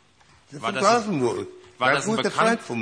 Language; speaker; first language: German; non-native, learner; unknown